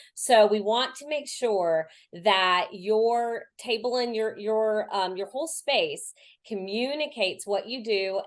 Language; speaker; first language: English; native; English